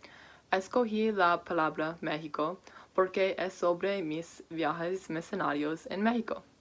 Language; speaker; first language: Spanish; non-native, learner; English